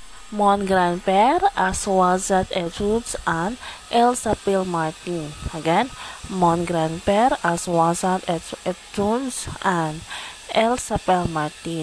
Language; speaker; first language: French; non-native, learner; Filipino